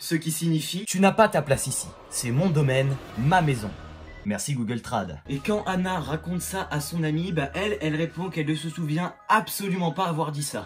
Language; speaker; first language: French; native; French